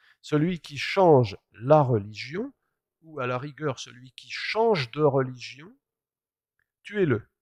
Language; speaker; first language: French; native; French